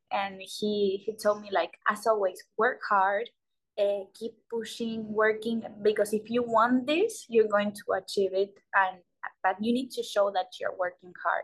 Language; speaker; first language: English; non-native, learner; Spanish